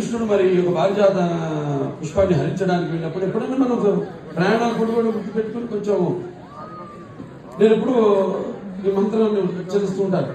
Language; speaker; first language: Telugu; native; Telugu